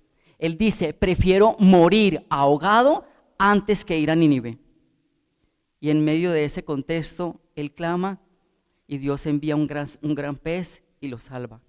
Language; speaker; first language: Spanish; native; Spanish